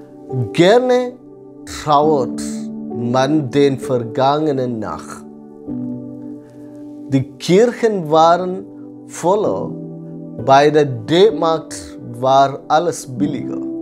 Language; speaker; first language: German; non-native, fluent; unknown